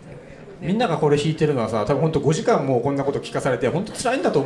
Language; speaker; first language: Japanese; native; Japanese